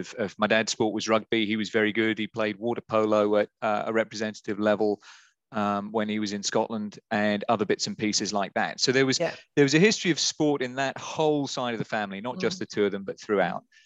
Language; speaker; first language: English; native; English